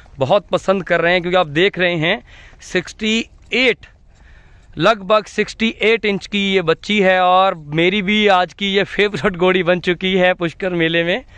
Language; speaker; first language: Hindi; non-native, local second language; Punjabi